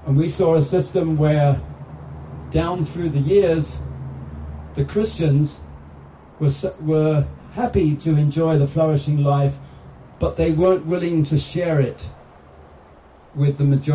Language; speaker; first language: English; native; English